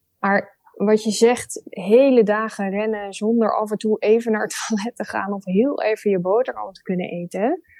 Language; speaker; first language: Dutch; native; Dutch